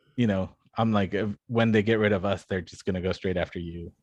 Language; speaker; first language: English; non-native, fluent; Spanish